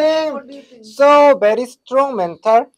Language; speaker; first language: English; non-native, learner; Korean